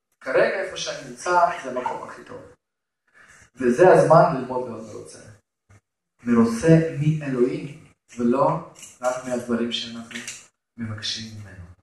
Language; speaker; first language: Hebrew; non-native, fluent; Russian